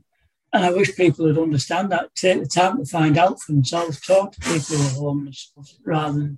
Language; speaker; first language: English; native; English